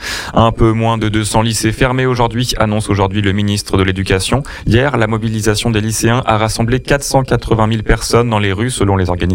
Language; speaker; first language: French; native; French